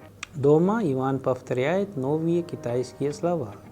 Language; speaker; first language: Russian; non-native, fluent; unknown